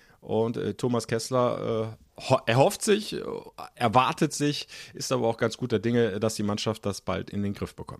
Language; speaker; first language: German; native; German